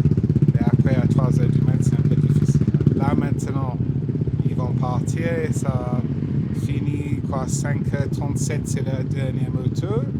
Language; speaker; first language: French; non-native, fluent; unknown